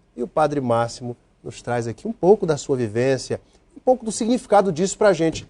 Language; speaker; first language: Portuguese; native; Portuguese